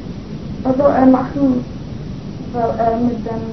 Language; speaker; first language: German; non-native, fluent; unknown